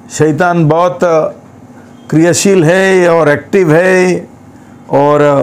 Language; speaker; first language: Hindi; non-native, local second language; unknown